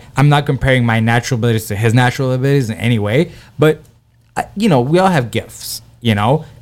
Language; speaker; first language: English; early bilingual, other home language; Persian